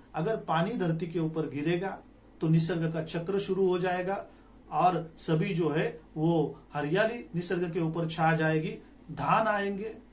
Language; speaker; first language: Hindi; non-native, local second language; Marathi